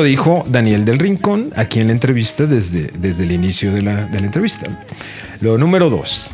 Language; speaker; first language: Spanish; native; Spanish